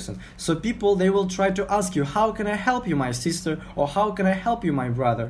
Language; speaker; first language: English; non-native, fluent; Uzbek